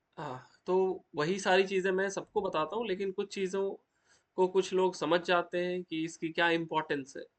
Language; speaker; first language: Hindi; native; Hindi